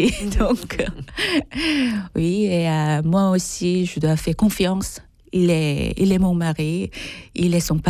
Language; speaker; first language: French; non-native, fluent; Korean